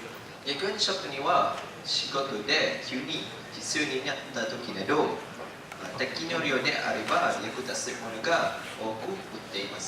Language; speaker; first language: Japanese; non-native, learner; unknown